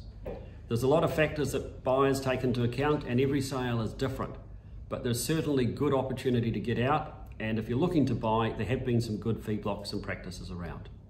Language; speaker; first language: English; native; English